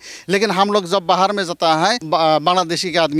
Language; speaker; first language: Hindi; non-native, local second language; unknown